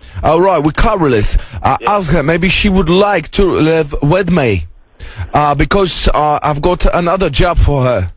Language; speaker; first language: English; non-native, fluent; Lithuanian